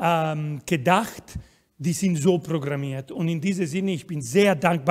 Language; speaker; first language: German; non-native, fluent; Spanish